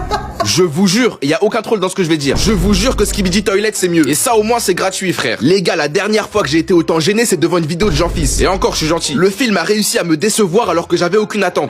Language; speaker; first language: French; native; French